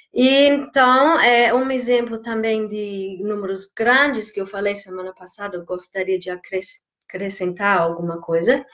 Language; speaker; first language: Portuguese; non-native, fluent; English